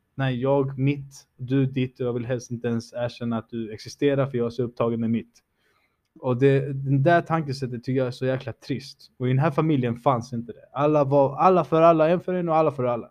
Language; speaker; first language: Swedish; early bilingual, other home language; Spanish